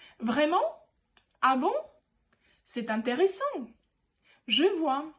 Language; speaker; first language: French; non-native, fluent; Ukrainian